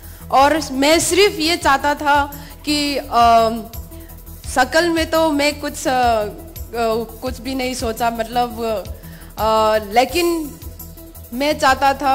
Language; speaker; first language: Hindi; non-native, local second language; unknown